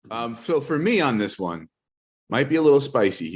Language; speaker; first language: English; native; English